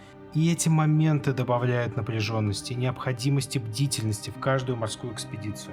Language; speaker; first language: Russian; native; Russian